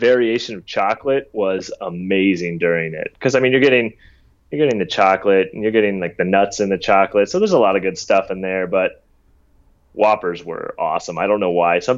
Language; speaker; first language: English; native; English